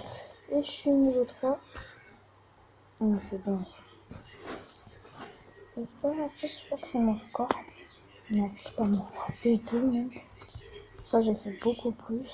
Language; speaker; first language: French; native; French